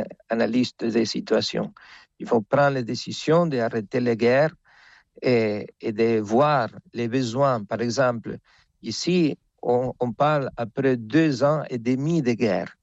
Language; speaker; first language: French; non-native, fluent; Spanish